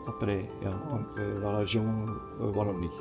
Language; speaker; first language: French; non-native, local second language; Dutch